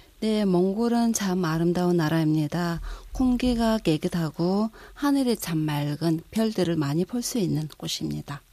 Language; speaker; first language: Korean; non-native, fluent; Mongolian